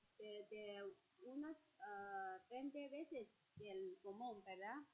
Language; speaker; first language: Spanish; non-native, fluent; Chinese